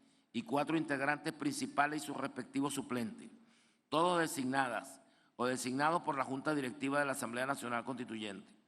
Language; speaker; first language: Spanish; native; Spanish